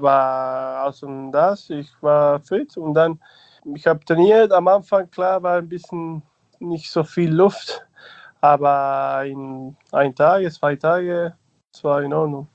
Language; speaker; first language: German; non-native, learner; Spanish